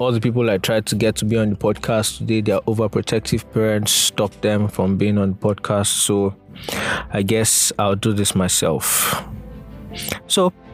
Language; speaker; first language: English; non-native, local second language; Yoruba